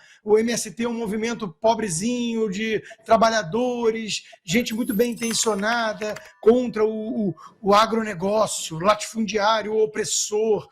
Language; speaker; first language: Portuguese; native; Portuguese